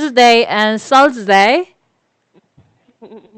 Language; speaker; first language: English; non-native, learner; Korean